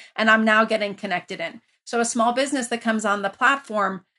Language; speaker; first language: English; early bilingual, other home language; Persian